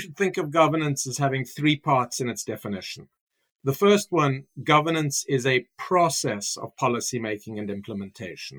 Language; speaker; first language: English; native; English